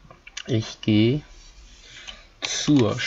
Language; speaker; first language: German; non-native, fluent; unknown